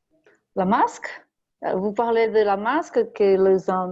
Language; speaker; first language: French; non-native, learner; Portuguese